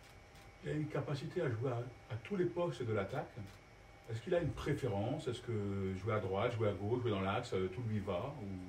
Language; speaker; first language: French; native; French